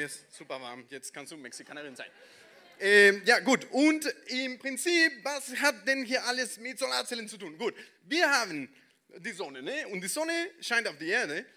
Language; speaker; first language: German; non-native, fluent; Spanish